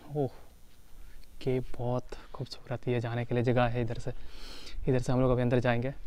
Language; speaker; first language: Hindi; native; Hindi